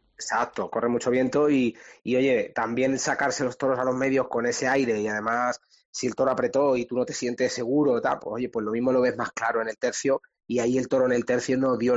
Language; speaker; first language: Spanish; native; Spanish